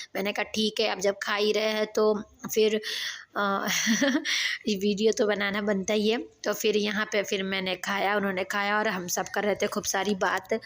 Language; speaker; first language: Hindi; native; Hindi